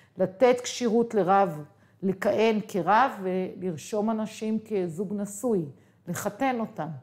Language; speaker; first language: Hebrew; native; Hebrew